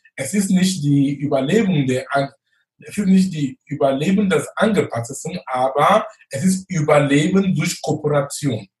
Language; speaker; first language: German; non-native, fluent; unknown